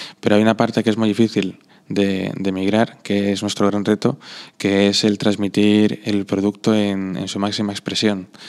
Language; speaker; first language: Spanish; non-native, fluent; Slovak